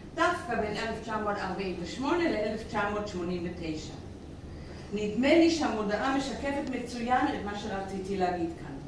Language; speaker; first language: Hebrew; non-native, fluent; German